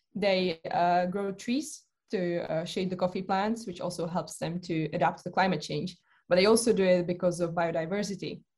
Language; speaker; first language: English; non-native, fluent; Czech